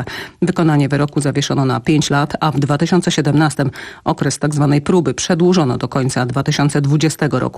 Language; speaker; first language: Polish; native; Polish